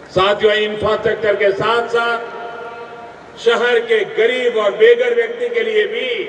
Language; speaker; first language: Hindi; non-native, local second language; Gujarati